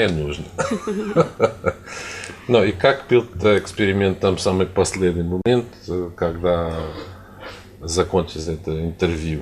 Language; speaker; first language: Russian; non-native, learner; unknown